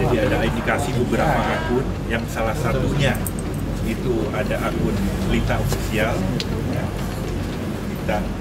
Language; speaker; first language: Indonesian; native; Indonesian